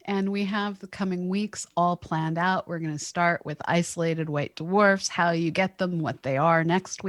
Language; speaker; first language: English; native; English